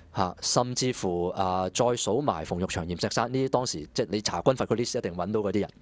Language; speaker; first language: Cantonese; native; Cantonese